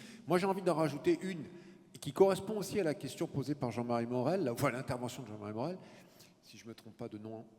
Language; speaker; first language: French; native; French